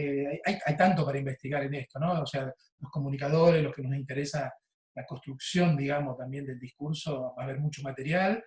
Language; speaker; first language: Spanish; native; Spanish